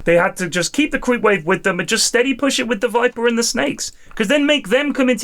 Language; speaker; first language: English; native; English